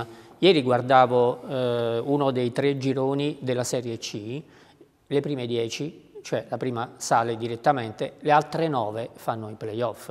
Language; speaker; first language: Italian; native; Italian